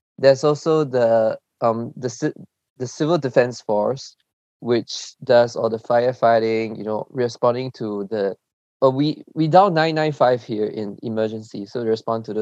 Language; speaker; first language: English; early bilingual, other home language; Chinese